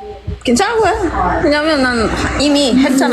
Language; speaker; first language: Korean; non-native, learner; Filipino